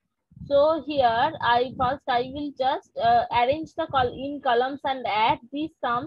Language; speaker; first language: English; non-native, local second language; Bangla